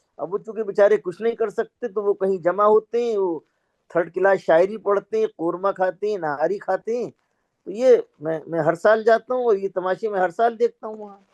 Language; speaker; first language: Urdu; native; Urdu